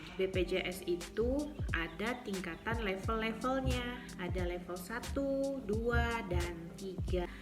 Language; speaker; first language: Indonesian; native; Indonesian